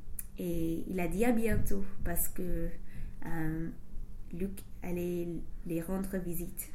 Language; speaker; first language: French; non-native, fluent; English